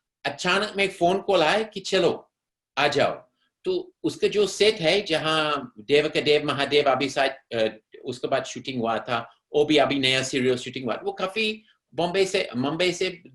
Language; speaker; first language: Hindi; non-native, fluent; English